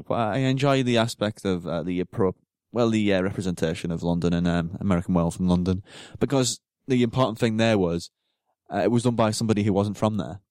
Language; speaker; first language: English; native; English